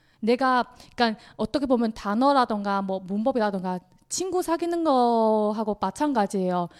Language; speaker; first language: Korean; non-native, fluent; Chinese